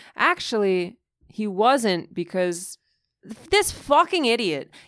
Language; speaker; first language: English; early bilingual, other home language; Russian